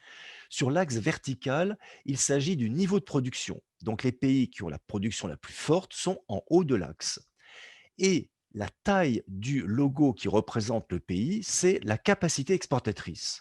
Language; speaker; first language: French; native; French